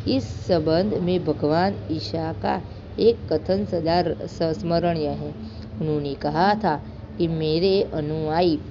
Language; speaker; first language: Hindi; non-native, local second language; Gujarati